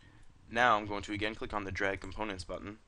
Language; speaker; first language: English; native; English